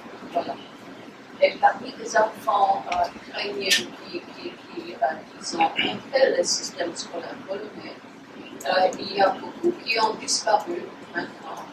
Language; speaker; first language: French; non-native, fluent; Polish